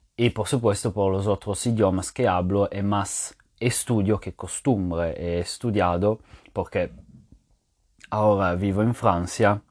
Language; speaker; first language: Spanish; non-native, fluent; French